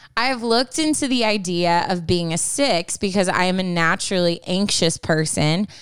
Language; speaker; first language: English; native; English